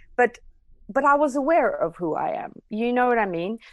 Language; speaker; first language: English; non-native, fluent; Armenian